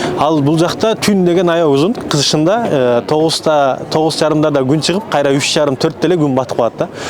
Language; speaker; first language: Kyrgyz; native; Kyrgyz